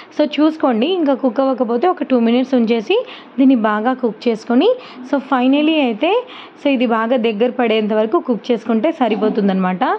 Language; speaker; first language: Telugu; non-native, local second language; Urdu